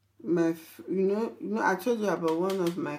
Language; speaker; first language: English; non-native, local second language; Yoruba